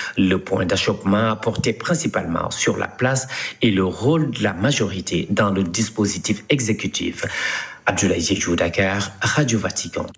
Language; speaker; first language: French; non-native, local second language; Wolof